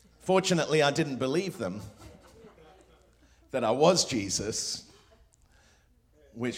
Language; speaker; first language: English; non-native, local second language; Spanish